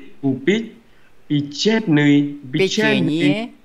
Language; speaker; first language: Russian; non-native, learner; Vietnamese